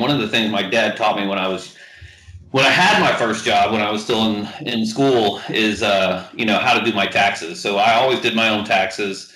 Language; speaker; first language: English; native; English